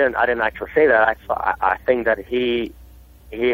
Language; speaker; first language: English; non-native, fluent; Portuguese